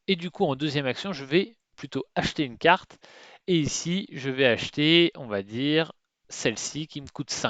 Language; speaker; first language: French; native; French